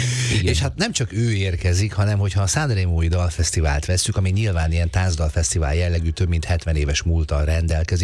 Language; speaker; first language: Hungarian; native; Hungarian